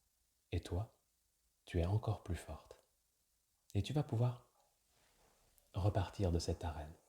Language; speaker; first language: French; native; French